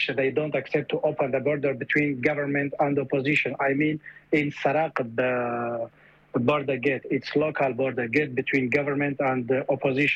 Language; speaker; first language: English; non-native, fluent; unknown